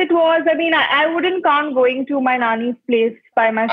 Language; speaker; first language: English; non-native, local second language; Hindi